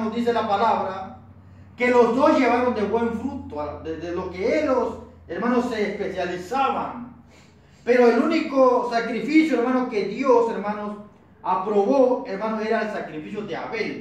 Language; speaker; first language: Spanish; native; Spanish